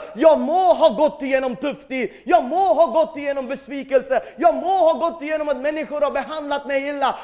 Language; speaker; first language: Swedish; non-native, fluent; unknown